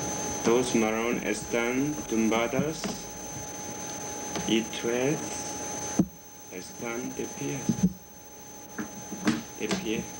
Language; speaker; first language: Spanish; non-native, learner; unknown